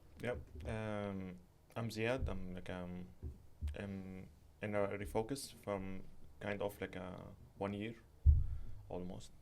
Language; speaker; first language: English; non-native, learner; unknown